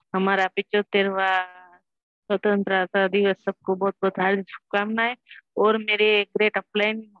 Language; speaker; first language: Hindi; non-native, local second language; Gujarati